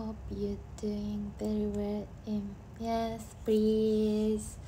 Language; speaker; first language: English; non-native, learner; Japanese